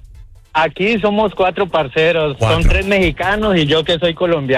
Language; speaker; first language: Spanish; native; Spanish